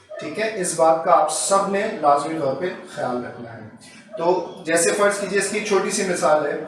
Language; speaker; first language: Urdu; native; Urdu